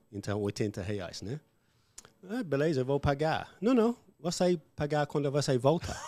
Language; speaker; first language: Portuguese; non-native, learner; English